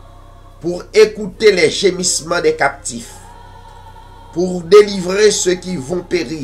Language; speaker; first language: French; non-native, local second language; Haitian Creole